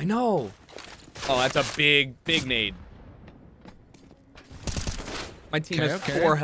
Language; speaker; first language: English; native; English